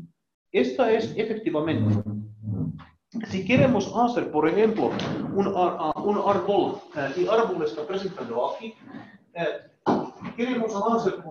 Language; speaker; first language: Spanish; non-native, learner; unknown